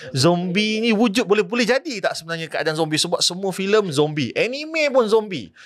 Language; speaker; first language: Malay; native; Malay